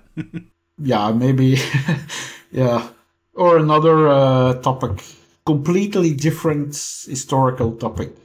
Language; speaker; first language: English; non-native, fluent; Dutch